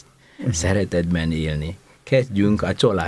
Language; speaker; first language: Hungarian; non-native, fluent; Indonesian